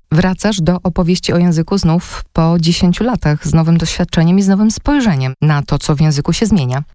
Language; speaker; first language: Polish; native; Polish